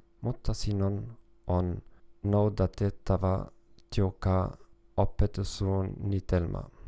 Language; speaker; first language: Finnish; non-native, learner; German